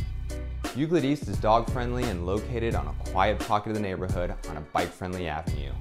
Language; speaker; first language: English; native; English